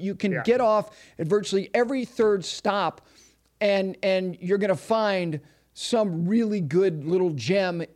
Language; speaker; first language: English; native; English